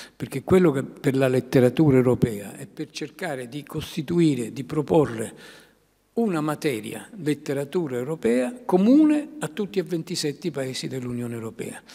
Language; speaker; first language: Italian; native; Italian